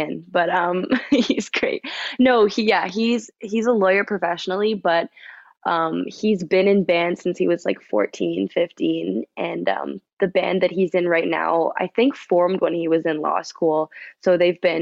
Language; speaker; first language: English; native; English